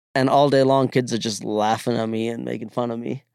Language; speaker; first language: English; early bilingual, other home language; Malayalam